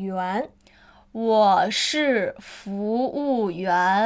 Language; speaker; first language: Chinese; non-native, learner; Spanish